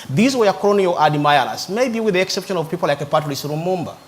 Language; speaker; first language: English; non-native, local second language; Ganda